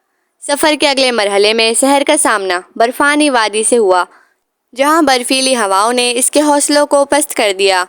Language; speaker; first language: Urdu; native; Urdu